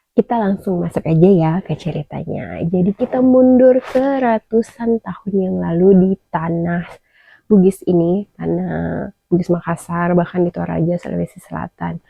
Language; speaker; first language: Indonesian; native; Indonesian